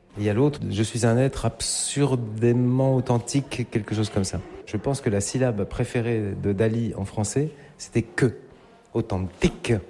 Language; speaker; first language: French; native; French